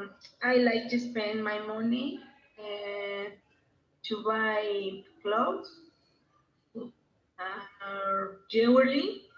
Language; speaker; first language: English; non-native, learner; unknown